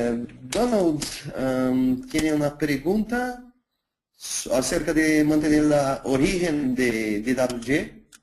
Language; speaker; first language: Spanish; non-native, fluent; Portuguese